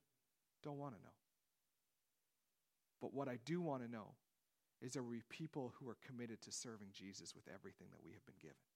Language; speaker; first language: English; native; English